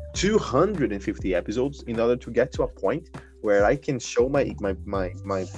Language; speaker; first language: English; non-native, fluent; Portuguese